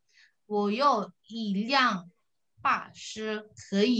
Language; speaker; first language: Chinese; non-native, fluent; Indonesian